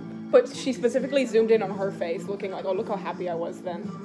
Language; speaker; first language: English; native; English